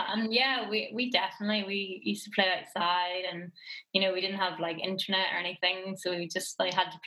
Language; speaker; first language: English; native; English